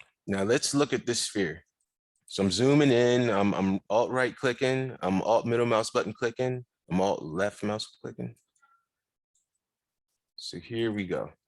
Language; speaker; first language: English; native; English